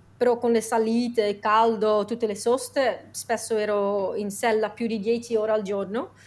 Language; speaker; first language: Italian; non-native, fluent; Dutch